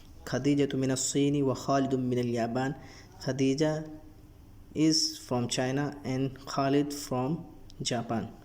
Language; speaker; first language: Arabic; non-native, fluent; Urdu